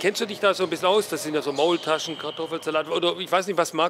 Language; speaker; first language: German; native; German